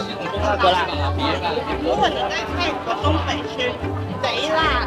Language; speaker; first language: Chinese; non-native, fluent; Thai